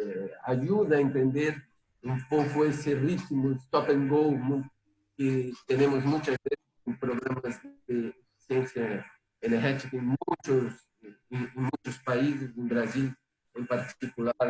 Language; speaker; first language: Spanish; non-native, fluent; Portuguese